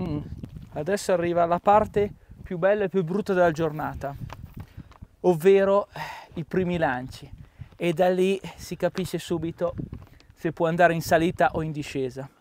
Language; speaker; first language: Italian; native; Italian